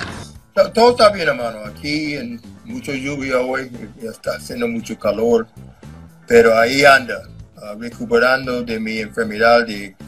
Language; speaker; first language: Spanish; non-native, fluent; English